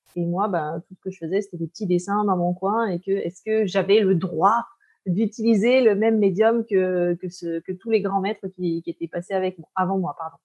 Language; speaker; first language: French; native; French